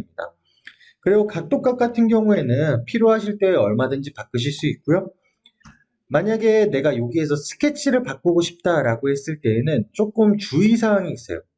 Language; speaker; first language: Korean; native; Korean